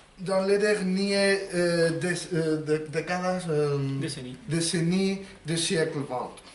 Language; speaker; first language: French; non-native, learner; Spanish